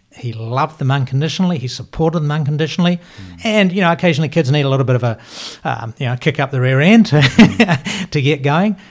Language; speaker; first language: English; native; English